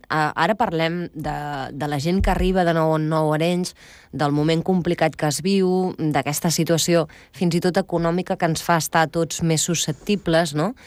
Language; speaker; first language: Catalan; native; Catalan